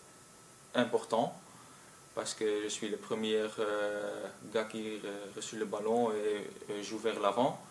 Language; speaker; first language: French; non-native, local second language; Dutch